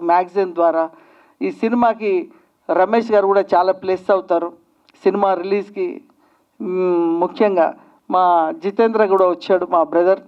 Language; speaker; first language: Telugu; native; Telugu